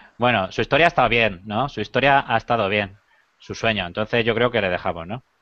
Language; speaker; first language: Spanish; native; Spanish